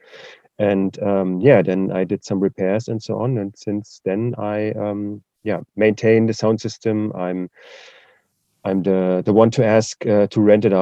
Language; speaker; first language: English; non-native, fluent; German